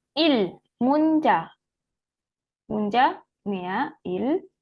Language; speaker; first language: Korean; non-native, fluent; Indonesian